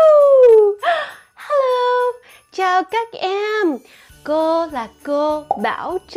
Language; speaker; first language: Vietnamese; early bilingual, heritage; Vietnamese